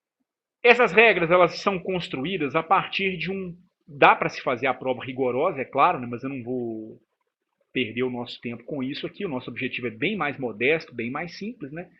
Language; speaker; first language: Portuguese; native; Portuguese